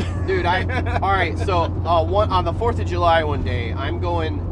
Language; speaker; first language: English; native; English